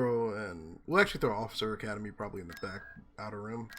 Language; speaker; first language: English; native; English